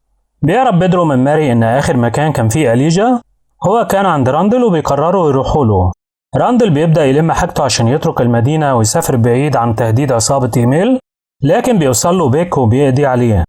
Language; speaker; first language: Arabic; native; Arabic